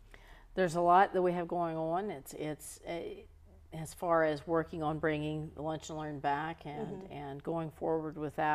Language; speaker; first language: English; native; English